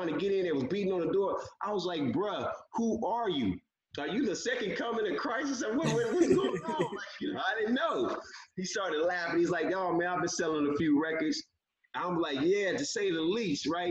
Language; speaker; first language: English; native; English